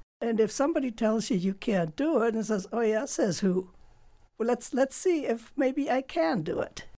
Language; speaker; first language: English; non-native, fluent; German